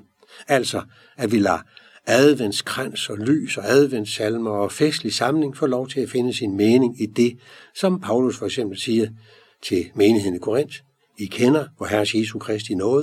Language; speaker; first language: Danish; native; Danish